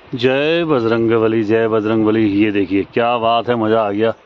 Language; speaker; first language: Hindi; native; Hindi